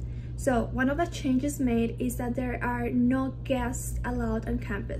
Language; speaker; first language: English; non-native, local second language; Spanish